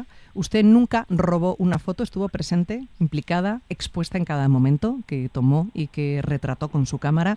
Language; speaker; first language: Spanish; native; Spanish